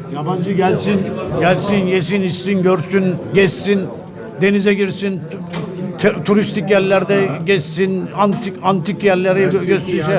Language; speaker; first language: Turkish; native; Turkish